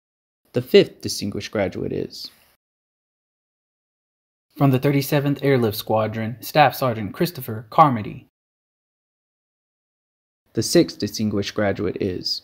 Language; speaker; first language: English; native; English